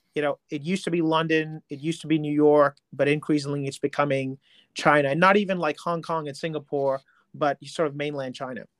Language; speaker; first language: English; non-native, local second language; Hindi